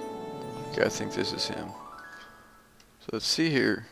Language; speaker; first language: English; native; English